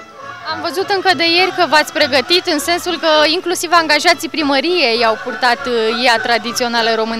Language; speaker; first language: Romanian; native; Romanian